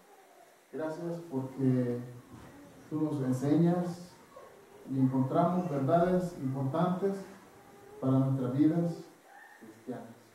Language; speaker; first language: Spanish; non-native, fluent; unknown